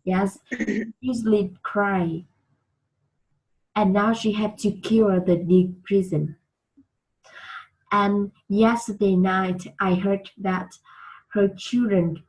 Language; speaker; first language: English; non-native, learner; Vietnamese